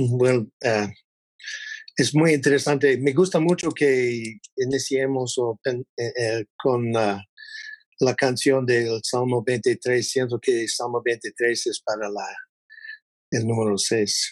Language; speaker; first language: Spanish; non-native, fluent; English